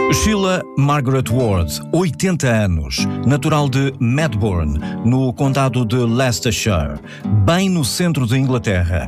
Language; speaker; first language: Portuguese; native; Portuguese